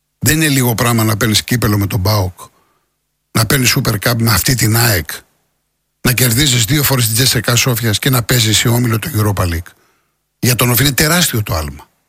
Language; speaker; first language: Greek; native; Greek